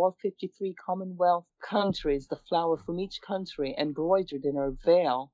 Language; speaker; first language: English; native; English